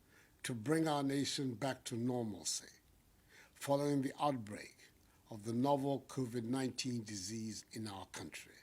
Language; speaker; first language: English; non-native, local second language; Akan